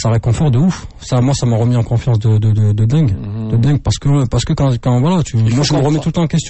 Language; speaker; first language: French; native; French